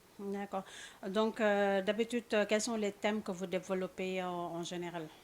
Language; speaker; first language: French; non-native, local second language; Wolof